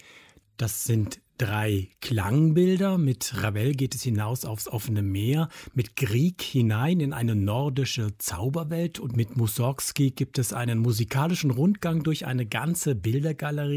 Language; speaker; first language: German; native; German